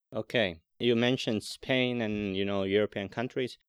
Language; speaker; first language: English; non-native, fluent; Latvian